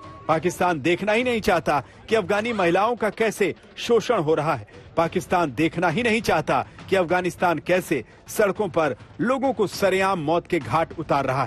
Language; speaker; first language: Hindi; native; Hindi